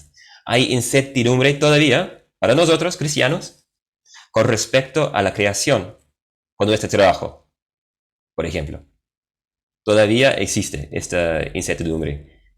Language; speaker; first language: Spanish; non-native, fluent; English